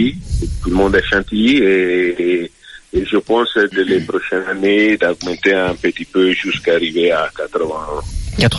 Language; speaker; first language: French; non-native, fluent; Italian